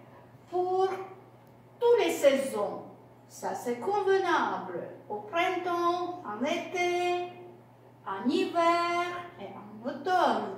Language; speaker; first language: French; non-native, fluent; Russian